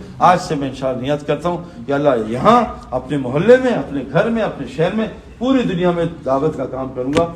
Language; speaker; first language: Urdu; native; Urdu